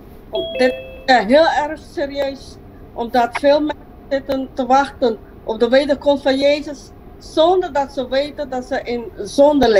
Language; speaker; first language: Dutch; non-native, local second language; Papiamento